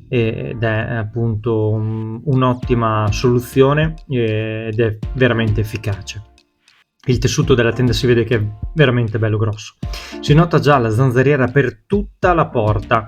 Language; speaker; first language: Italian; native; Italian